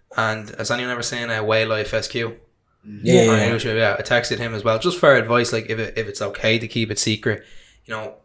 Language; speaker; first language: English; native; English